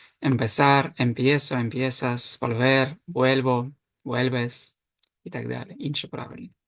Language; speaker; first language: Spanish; non-native, fluent; Ukrainian